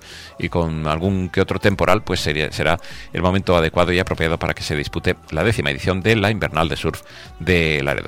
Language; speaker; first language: Spanish; native; Spanish